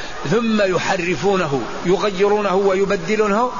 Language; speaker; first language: Arabic; native; Arabic